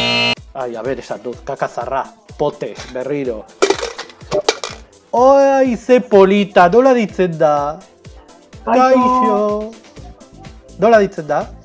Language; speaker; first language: Basque; non-native, local second language; Spanish